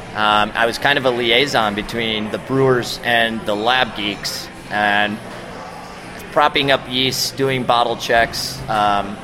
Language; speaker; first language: English; native; English